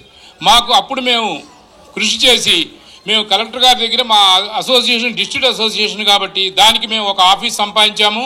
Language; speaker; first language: Telugu; native; Telugu